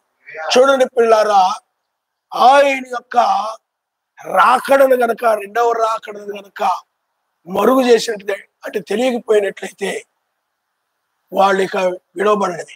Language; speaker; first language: Telugu; native; Telugu